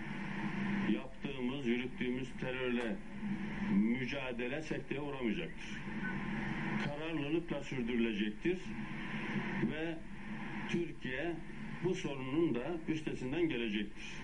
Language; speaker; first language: Turkish; native; Turkish